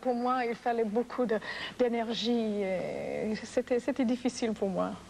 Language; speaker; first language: French; non-native, fluent; English